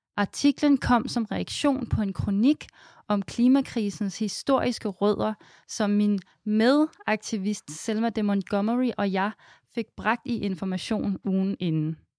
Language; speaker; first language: Danish; native; Danish